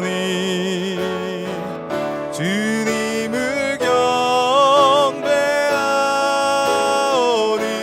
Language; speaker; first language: Korean; native; Korean